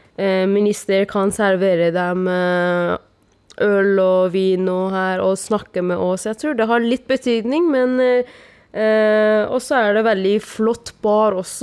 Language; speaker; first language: Norwegian; non-native, fluent; Persian